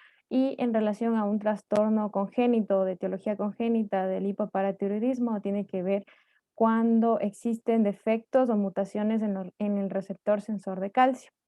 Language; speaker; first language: Spanish; native; Spanish